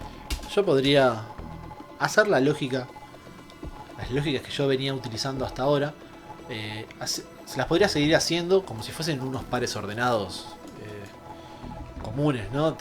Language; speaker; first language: Spanish; native; Spanish